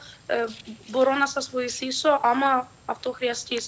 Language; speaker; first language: Greek; non-native, fluent; Ukrainian